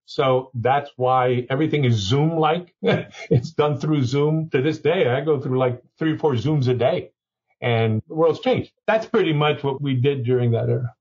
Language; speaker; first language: English; early bilingual, other home language; Spanish